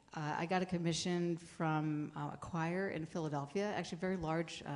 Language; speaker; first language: English; native; English